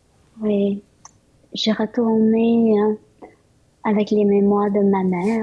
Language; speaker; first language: French; early bilingual, other home language; Vietnamese